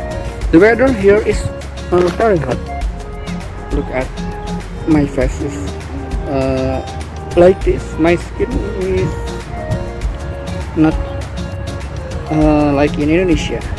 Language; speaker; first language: English; non-native, learner; Indonesian